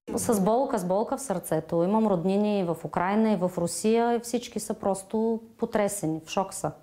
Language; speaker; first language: Bulgarian; non-native, fluent; Ukrainian